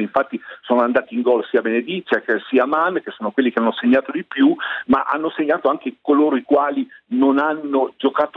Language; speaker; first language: Italian; native; Italian